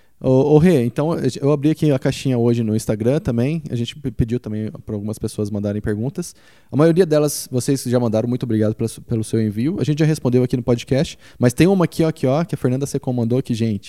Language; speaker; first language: Portuguese; native; Portuguese